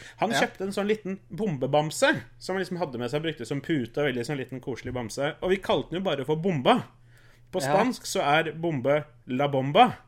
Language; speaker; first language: Norwegian; early bilingual, other home language; Spanish